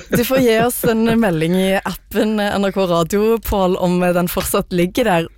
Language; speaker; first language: Norwegian; native; Norwegian